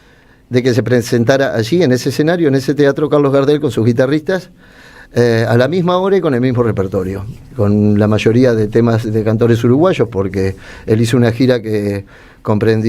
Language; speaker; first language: Spanish; native; Spanish